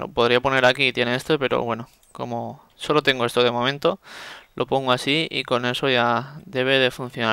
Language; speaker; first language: Spanish; native; Spanish